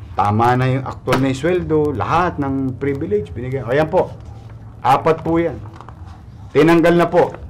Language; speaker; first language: Filipino; native; Filipino